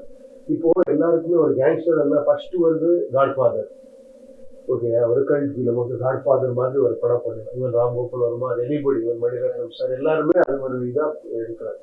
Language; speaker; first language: Tamil; non-native, learner; Kannada